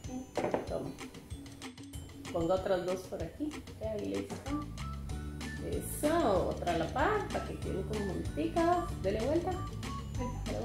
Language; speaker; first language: Spanish; native; Spanish